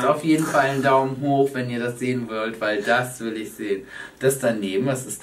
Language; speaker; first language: German; native; German